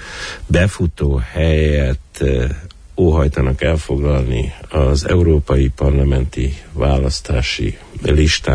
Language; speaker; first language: Hungarian; native; Hungarian